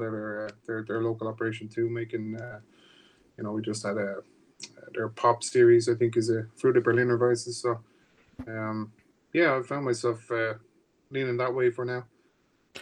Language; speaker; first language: English; native; English